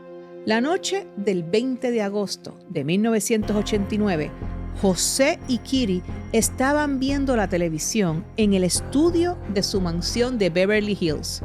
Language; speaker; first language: Spanish; native; Spanish